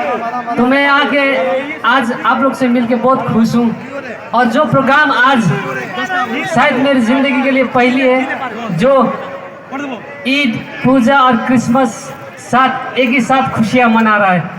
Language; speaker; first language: Hindi; non-native, local second language; Nepali